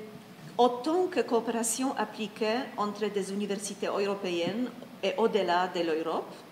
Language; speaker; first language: French; non-native, fluent; Polish